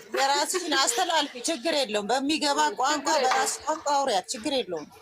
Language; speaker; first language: Amharic; native; Amharic